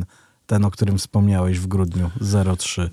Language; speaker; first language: Polish; native; Polish